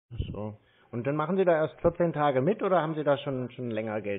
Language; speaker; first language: German; native; German